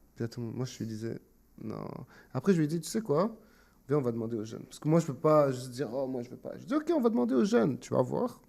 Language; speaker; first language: French; native; French